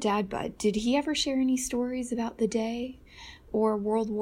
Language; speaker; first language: English; native; English